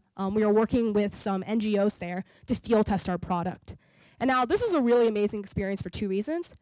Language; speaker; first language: English; native; English